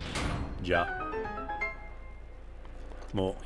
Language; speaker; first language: Japanese; non-native, fluent; English